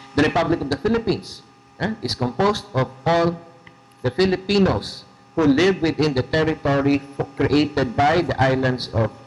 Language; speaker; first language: English; non-native, local second language; Filipino